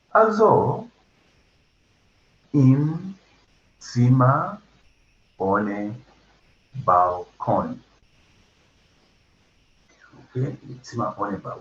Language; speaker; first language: German; non-native, fluent; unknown